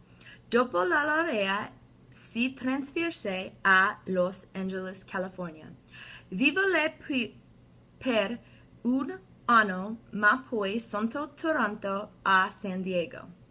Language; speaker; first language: Italian; non-native, learner; English